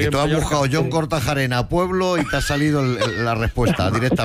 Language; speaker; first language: Spanish; native; Spanish